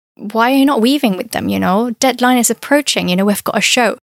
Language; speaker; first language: English; non-native, fluent; Chinese